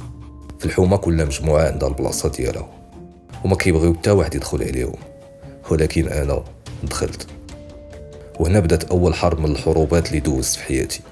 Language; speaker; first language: Arabic; native; Arabic